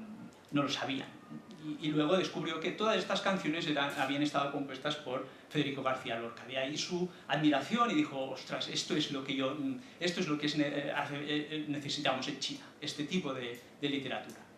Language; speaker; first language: Spanish; native; Spanish